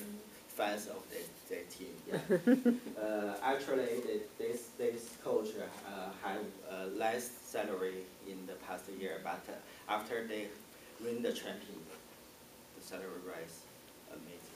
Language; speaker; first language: English; non-native, learner; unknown